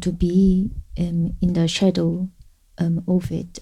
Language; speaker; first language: English; non-native, fluent; Korean